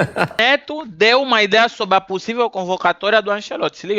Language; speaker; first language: Portuguese; native; Portuguese